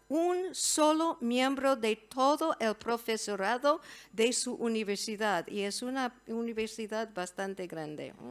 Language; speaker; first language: Spanish; non-native, fluent; English